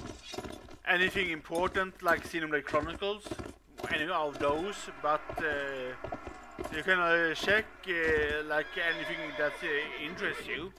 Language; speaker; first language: English; non-native, fluent; Swedish